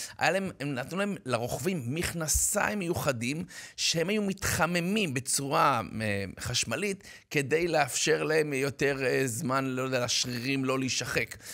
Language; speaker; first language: Hebrew; native; Hebrew